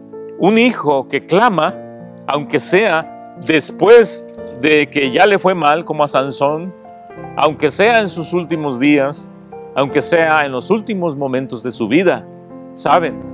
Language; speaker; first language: Spanish; native; Spanish